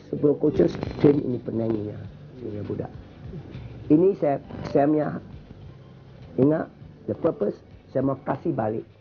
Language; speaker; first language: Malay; non-native, local second language; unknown